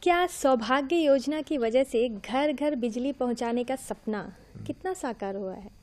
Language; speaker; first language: Hindi; non-native, local second language; Bangla